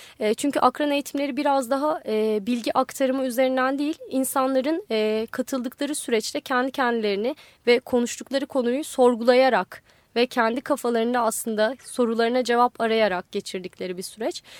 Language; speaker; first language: Turkish; native; Turkish